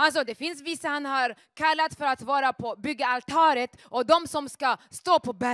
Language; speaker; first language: Swedish; non-native, fluent; Rundi